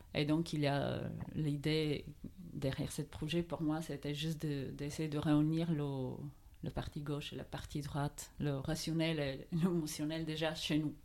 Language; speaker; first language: French; non-native, fluent; Bulgarian